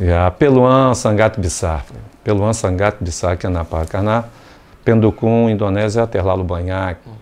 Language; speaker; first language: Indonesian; non-native, fluent; Portuguese